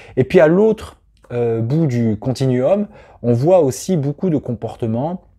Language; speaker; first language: French; native; French